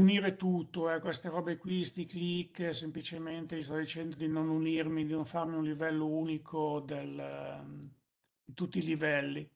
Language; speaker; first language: Italian; native; Italian